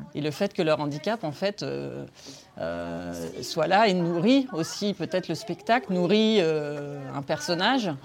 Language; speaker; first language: French; native; French